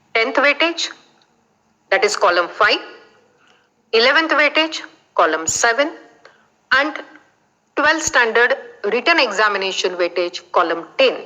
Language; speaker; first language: English; non-native, local second language; Marathi